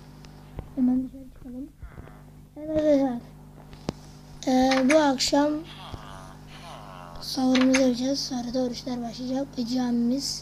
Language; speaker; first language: Turkish; native; Turkish